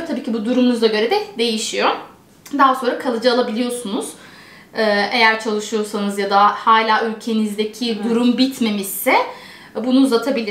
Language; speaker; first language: Turkish; native; Turkish